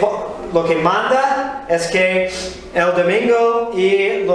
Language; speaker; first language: Spanish; non-native, fluent; English